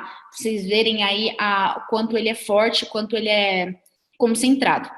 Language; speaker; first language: Portuguese; native; Portuguese